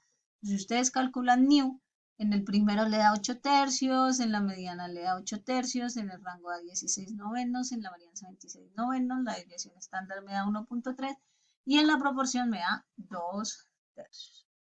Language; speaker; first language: Spanish; native; Spanish